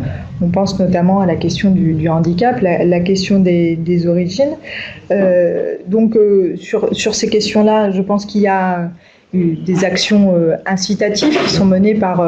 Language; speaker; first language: French; native; French